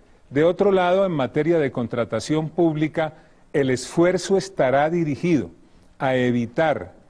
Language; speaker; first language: Spanish; native; Spanish